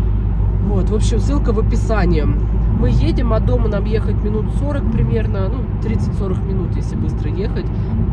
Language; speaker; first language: Russian; native; Russian